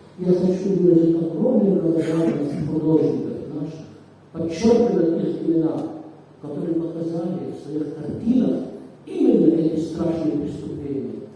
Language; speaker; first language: Russian; non-native, fluent; Arabic